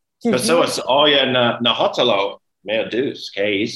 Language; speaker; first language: Portuguese; non-native, learner; English